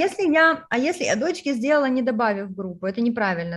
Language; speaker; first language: Russian; native; Russian